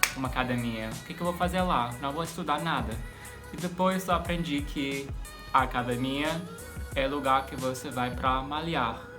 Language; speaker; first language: Portuguese; non-native, fluent; English